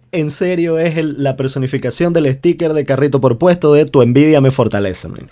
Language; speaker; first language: Spanish; native; Spanish